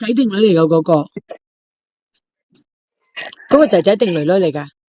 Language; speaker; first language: Cantonese; native; Cantonese